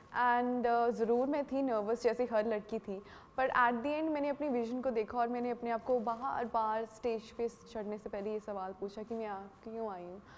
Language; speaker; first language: Hindi; non-native, local second language; Punjabi